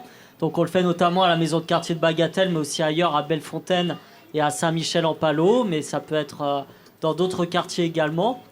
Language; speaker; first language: French; native; French